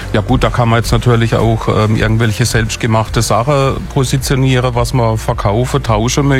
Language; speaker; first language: German; native; German